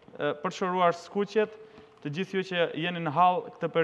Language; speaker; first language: Albanian; native; Albanian